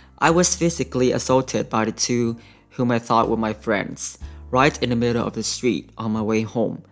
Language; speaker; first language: English; non-native, fluent; Vietnamese